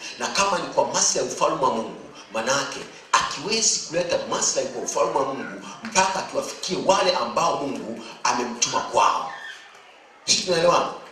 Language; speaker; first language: Swahili; native; Swahili